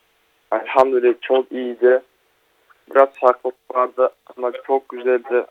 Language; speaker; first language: Turkish; non-native, learner; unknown